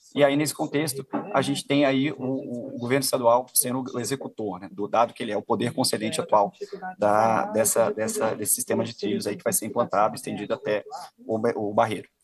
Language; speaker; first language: Portuguese; native; Portuguese